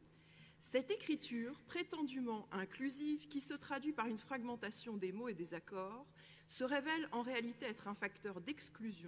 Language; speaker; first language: French; native; French